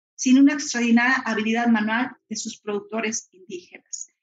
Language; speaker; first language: Spanish; native; Spanish